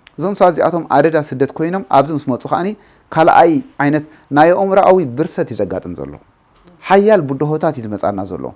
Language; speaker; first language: Tigrinya; native; Tigrinya